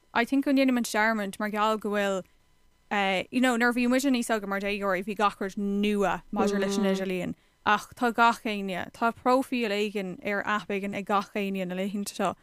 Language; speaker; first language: Irish; non-native, local second language; English